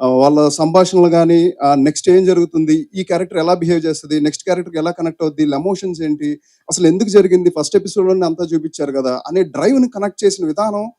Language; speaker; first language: Telugu; native; Telugu